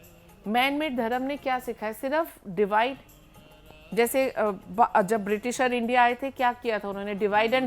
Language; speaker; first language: Hindi; native; Hindi